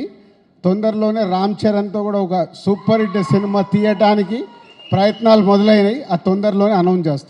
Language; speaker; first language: Telugu; native; Telugu